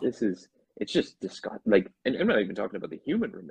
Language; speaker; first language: English; native; English